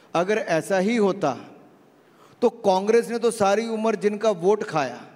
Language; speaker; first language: Hindi; native; Hindi